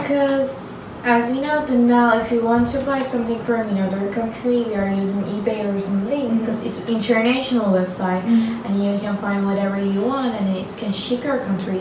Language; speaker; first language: English; non-native, learner; Turkish